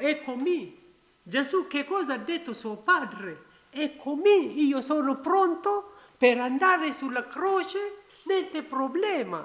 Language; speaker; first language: Italian; non-native, learner; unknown